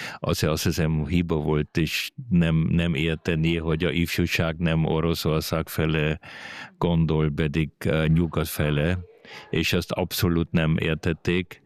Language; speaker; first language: Hungarian; early bilingual, heritage; Hungarian